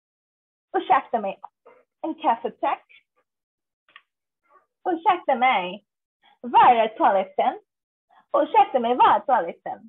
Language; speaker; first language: Swedish; non-native, learner; Bangla